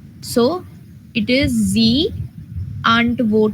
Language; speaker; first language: German; non-native, fluent; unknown